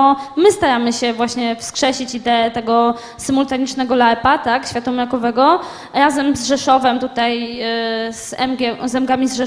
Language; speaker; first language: Polish; native; Polish